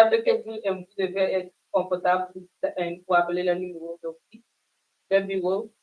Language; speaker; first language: French; non-native, learner; English